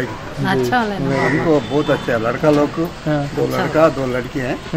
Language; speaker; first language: Hindi; non-native, local second language; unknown